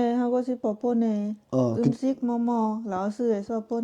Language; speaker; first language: Korean; non-native, learner; Lao